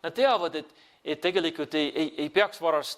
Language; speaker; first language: Estonian; non-native, fluent; English